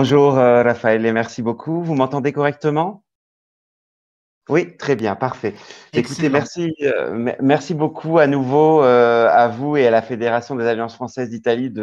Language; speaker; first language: French; native; French